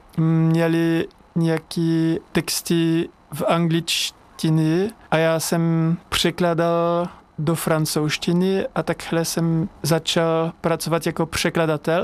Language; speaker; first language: Czech; non-native, fluent; French